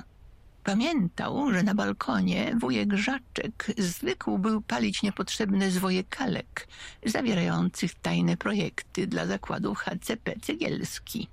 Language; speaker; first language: Polish; native; Polish